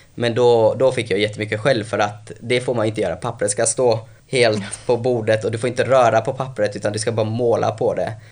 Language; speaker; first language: Swedish; early bilingual, other home language; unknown